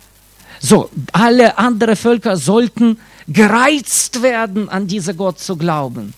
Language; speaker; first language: German; non-native, fluent; Russian